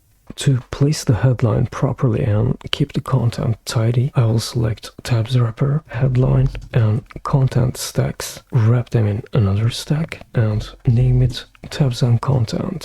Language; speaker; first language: English; non-native, fluent; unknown